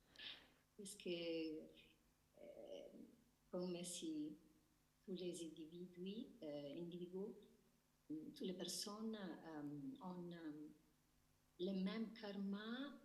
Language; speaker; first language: French; non-native, learner; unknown